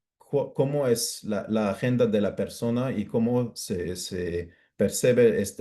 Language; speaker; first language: Spanish; non-native, fluent; English